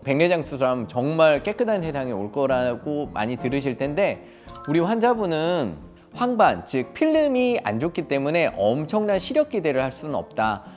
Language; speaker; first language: Korean; native; Korean